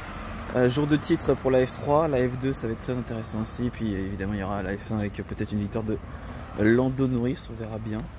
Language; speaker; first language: French; native; French